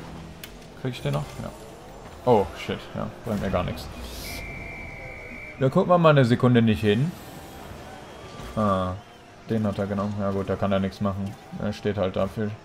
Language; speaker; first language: German; native; German